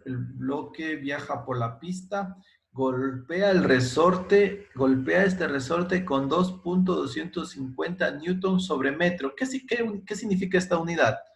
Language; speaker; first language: Spanish; native; Spanish